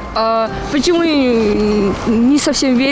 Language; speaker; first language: Russian; native; Russian